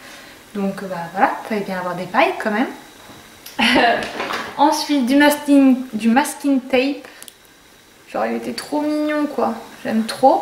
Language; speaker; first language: French; native; French